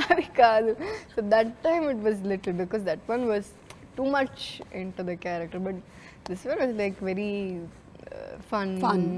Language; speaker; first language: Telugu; non-native, learner; Malayalam